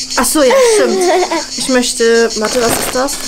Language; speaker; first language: German; native; German